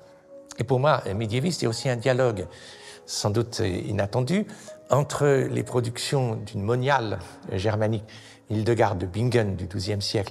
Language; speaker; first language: French; native; French